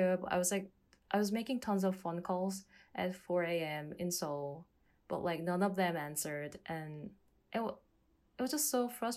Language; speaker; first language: English; non-native, fluent; Korean